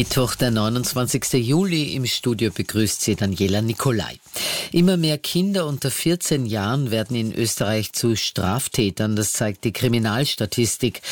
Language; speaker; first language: German; native; German